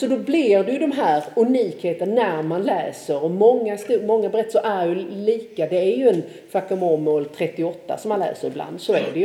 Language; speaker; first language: Swedish; native; Swedish